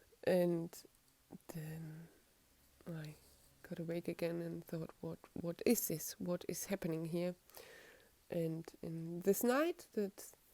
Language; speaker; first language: English; non-native, fluent; German